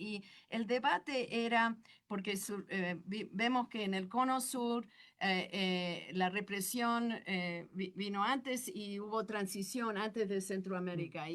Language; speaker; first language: Spanish; non-native, fluent; English